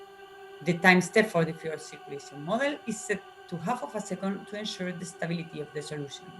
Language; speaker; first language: English; non-native, fluent; Spanish